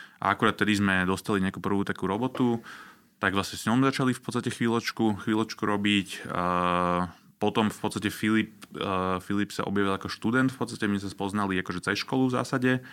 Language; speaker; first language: Slovak; native; Slovak